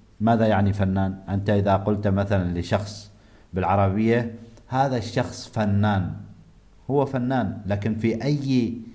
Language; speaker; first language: Arabic; native; Arabic